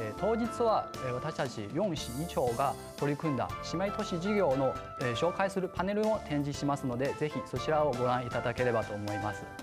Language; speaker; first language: Japanese; non-native, fluent; Chinese